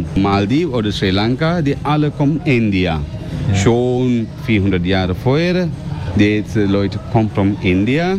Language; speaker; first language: German; non-native, learner; Sinhala